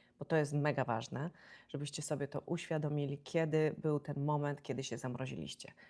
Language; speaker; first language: Polish; native; Polish